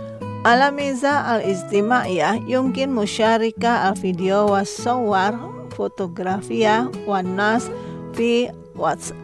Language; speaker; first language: Arabic; non-native, fluent; Indonesian